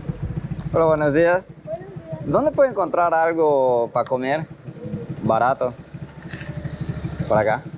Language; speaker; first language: Spanish; non-native, fluent; Portuguese